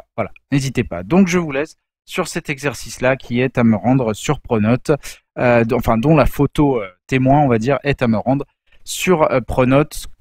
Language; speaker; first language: French; native; French